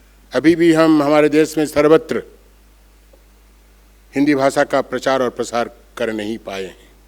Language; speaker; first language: Hindi; non-native, local second language; Bangla